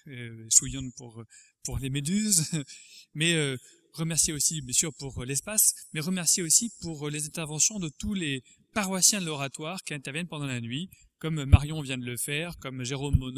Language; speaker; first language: French; native; French